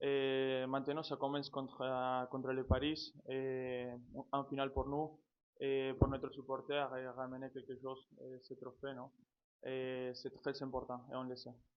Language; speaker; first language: French; non-native, fluent; Spanish